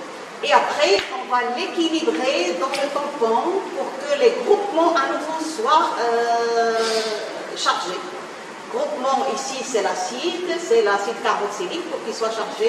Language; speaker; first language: French; non-native, local second language; Arabic